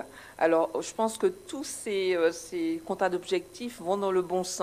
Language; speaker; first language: French; native; French